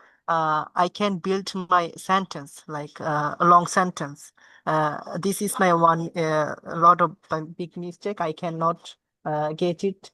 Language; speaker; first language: English; non-native, learner; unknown